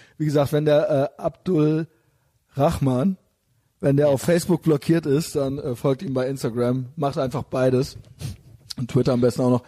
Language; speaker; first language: German; native; German